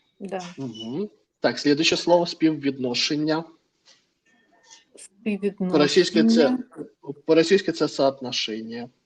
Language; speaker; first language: Ukrainian; non-native, fluent; Russian